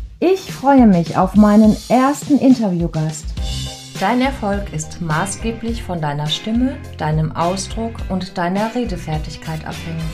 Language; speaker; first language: German; native; German